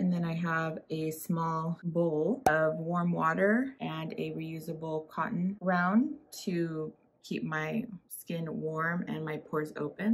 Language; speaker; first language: English; early bilingual, other home language; Spanish